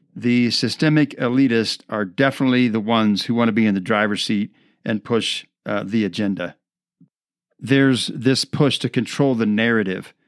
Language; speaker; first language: English; native; English